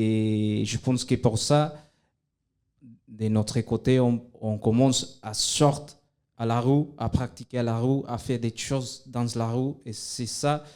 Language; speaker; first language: French; non-native, fluent; Spanish